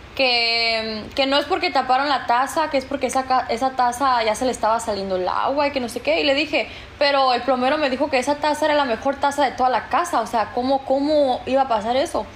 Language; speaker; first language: Spanish; early bilingual, heritage; Spanish